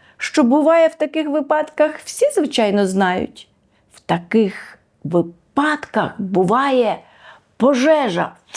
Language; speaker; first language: Ukrainian; native; Ukrainian